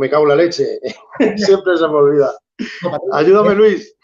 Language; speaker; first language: Spanish; native; Spanish